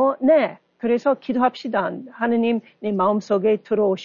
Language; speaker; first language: Korean; non-native, learner; English